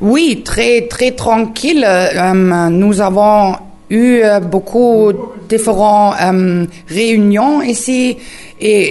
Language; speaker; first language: French; non-native, learner; German